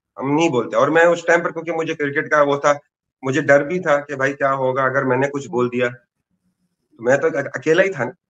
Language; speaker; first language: Hindi; native; Hindi